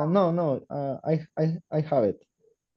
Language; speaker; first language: English; non-native, learner; Spanish